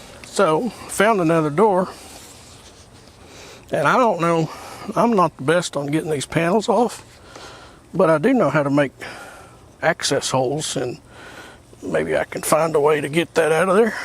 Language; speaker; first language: English; native; English